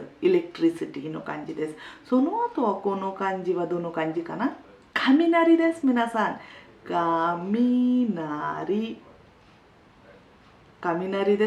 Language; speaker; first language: Japanese; non-native, fluent; Hindi